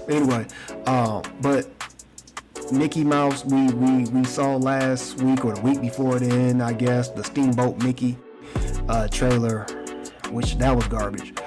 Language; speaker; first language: English; native; English